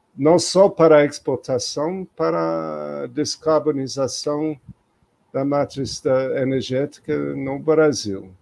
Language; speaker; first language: Portuguese; non-native, fluent; English